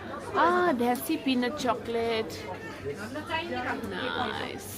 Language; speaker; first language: English; non-native, local second language; Tibetan